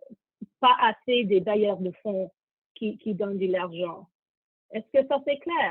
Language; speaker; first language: French; non-native, learner; English